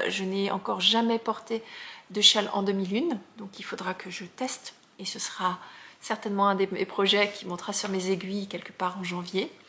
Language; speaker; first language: French; native; French